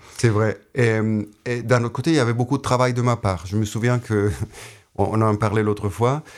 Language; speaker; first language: French; non-native, fluent; Spanish